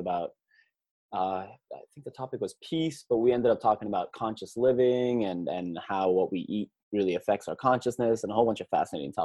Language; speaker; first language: English; native; English